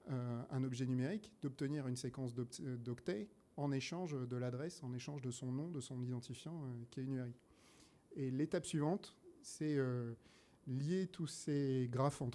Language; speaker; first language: French; native; French